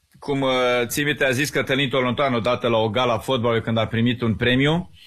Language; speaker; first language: Romanian; native; Romanian